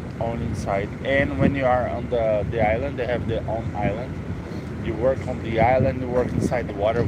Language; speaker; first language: English; non-native, fluent; Portuguese